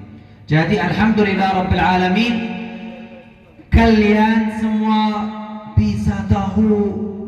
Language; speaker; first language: Indonesian; non-native, fluent; Arabic